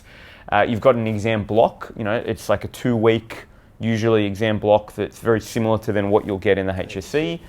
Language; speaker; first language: English; native; English